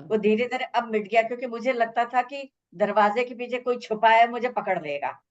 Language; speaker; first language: Hindi; native; Hindi